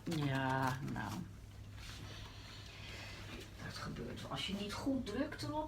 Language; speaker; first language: Dutch; native; Dutch